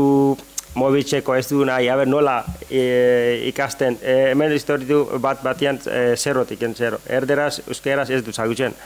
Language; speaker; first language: Basque; non-native, learner; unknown